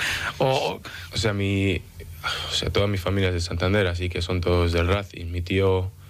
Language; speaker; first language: Spanish; early bilingual, other home language; English